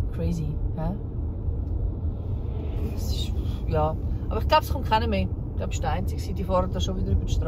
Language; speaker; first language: German; native; German